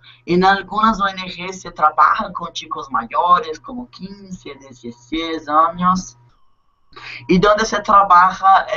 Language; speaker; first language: Spanish; non-native, learner; Portuguese